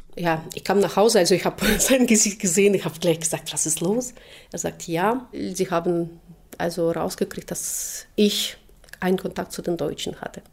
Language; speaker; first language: German; non-native, fluent; Russian